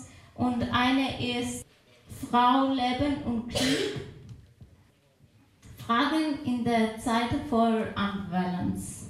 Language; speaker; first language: German; non-native, fluent; Persian